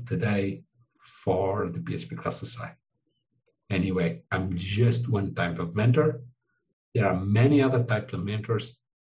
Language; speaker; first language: English; non-native, fluent; Portuguese